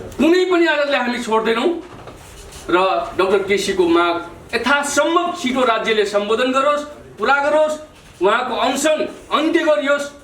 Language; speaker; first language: Nepali; non-native, local second language; Dangaura Tharu